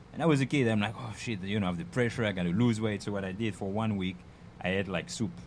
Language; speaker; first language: English; non-native, fluent; French